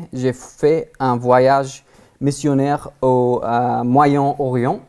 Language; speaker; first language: French; non-native, learner; English